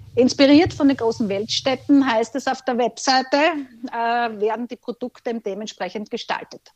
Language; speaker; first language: German; native; German